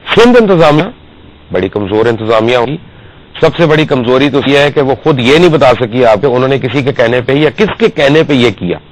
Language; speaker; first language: Urdu; native; Urdu